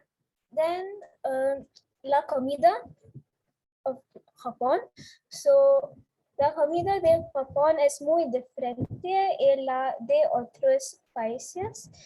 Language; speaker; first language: Spanish; non-native, learner; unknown